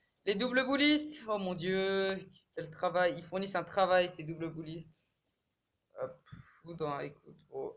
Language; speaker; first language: French; native; French